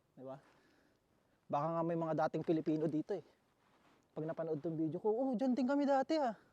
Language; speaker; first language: Filipino; native; Filipino